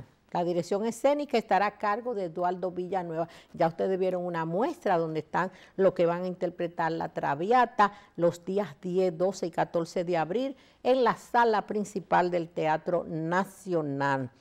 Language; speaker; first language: Spanish; native; Spanish